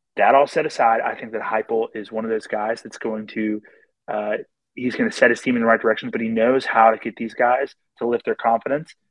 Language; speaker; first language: English; native; English